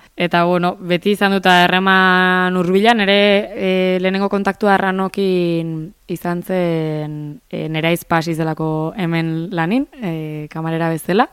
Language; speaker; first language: Basque; native; Basque